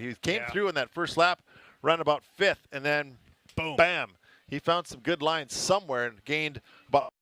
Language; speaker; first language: English; native; English